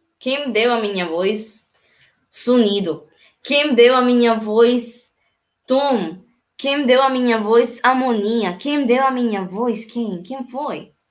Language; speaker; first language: Portuguese; non-native, learner; Spanish